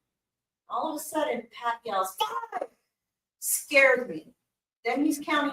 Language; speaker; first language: English; native; English